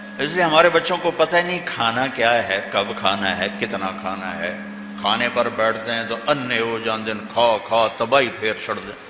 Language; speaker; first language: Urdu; non-native, local second language; Punjabi